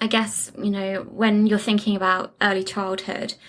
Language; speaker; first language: English; native; English